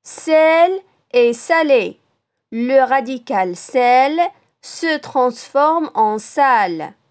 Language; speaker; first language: French; non-native, local second language; Arabic